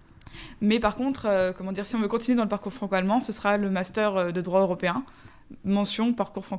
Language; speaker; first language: French; native; French